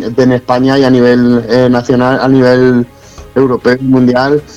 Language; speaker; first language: Spanish; native; Spanish